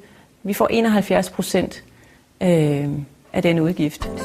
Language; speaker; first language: Danish; native; Danish